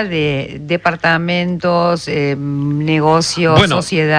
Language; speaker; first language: Spanish; native; Spanish